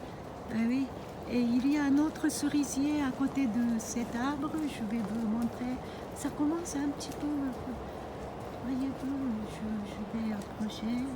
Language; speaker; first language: French; non-native, fluent; Japanese